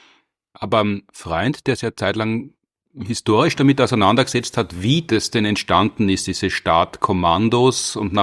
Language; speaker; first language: German; native; German